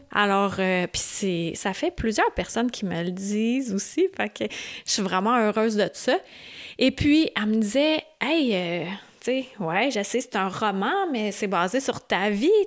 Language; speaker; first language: French; native; French